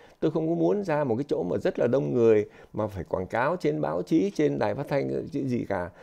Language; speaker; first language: Vietnamese; native; Vietnamese